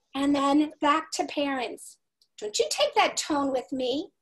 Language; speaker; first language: English; native; English